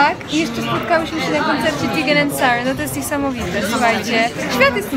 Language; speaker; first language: Polish; native; Polish